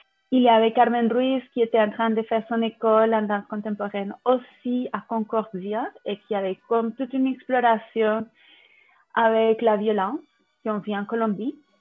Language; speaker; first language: French; non-native, fluent; Spanish